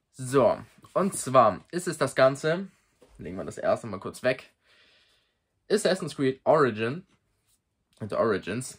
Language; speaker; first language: German; native; German